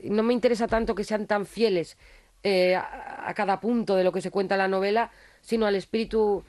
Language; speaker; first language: Spanish; native; Spanish